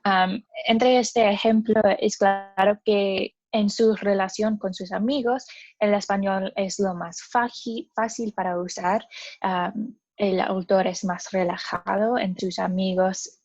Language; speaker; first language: Spanish; non-native, learner; English